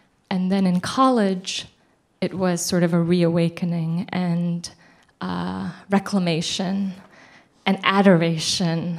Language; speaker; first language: English; early bilingual, other home language; Persian